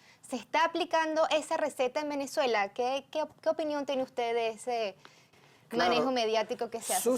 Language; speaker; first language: Spanish; native; Spanish